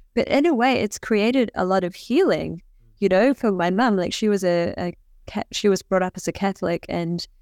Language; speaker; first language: English; native; English